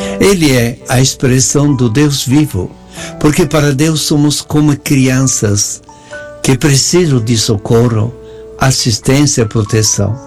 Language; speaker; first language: Portuguese; non-native, fluent; Italian